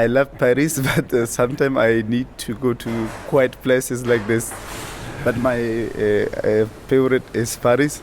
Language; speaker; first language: English; non-native, learner; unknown